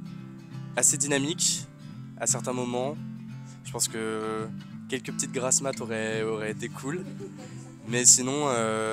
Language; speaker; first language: French; native; French